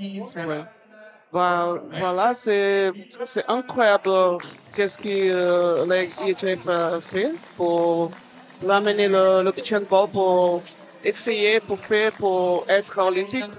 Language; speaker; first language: French; non-native, fluent; Portuguese